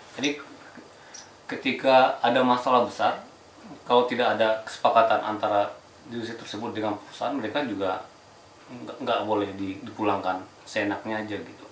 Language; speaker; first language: Indonesian; native; Indonesian